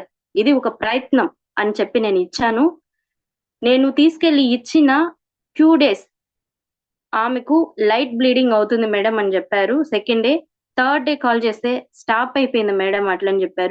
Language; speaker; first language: Telugu; native; Telugu